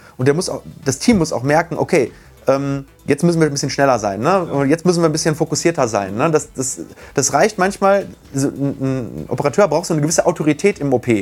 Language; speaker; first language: German; native; German